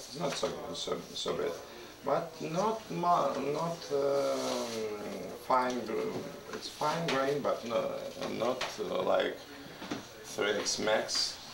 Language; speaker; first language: English; non-native, learner; Russian